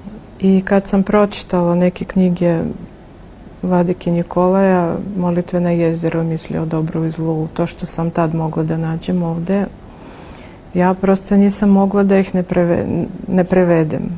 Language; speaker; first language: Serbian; non-native, fluent; Russian